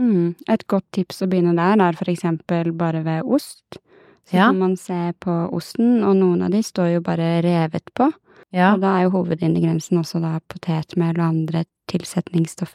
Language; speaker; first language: Norwegian; native; Norwegian